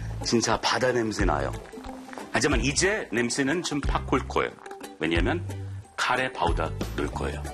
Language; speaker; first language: Korean; non-native, fluent; English